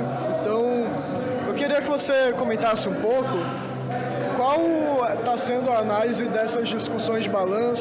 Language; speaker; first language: Portuguese; native; Portuguese